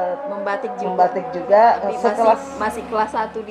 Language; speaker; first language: Indonesian; native; Indonesian